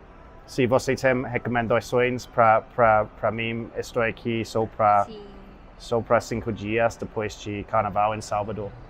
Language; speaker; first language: Portuguese; non-native, learner; English